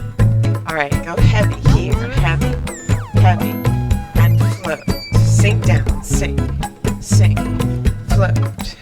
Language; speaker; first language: English; native; English